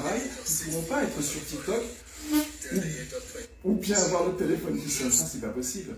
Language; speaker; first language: French; native; French